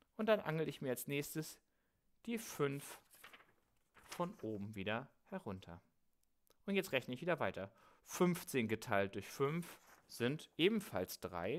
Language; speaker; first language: German; native; German